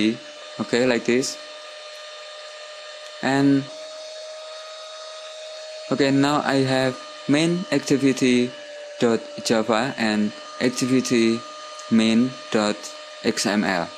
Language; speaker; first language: English; non-native, learner; Indonesian